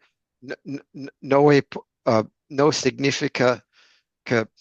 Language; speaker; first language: Portuguese; non-native, learner; English